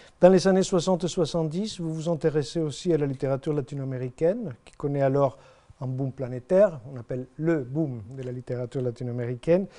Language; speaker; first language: French; non-native, fluent; Spanish